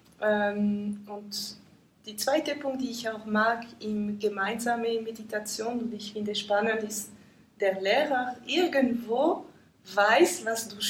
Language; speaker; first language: German; non-native, fluent; French